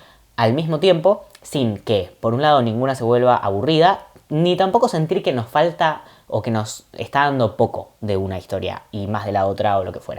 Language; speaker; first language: Spanish; native; Spanish